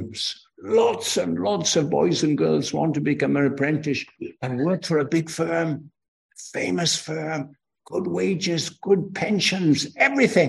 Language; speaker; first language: English; native; English